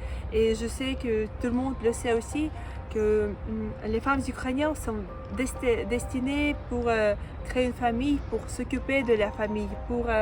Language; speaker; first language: French; non-native, fluent; Russian